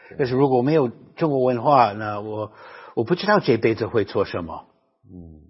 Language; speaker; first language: Chinese; non-native, fluent; English